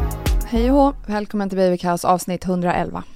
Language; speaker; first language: Swedish; native; Swedish